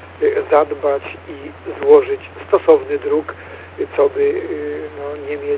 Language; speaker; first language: Polish; native; Polish